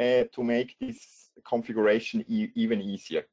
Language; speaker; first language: English; non-native, fluent; German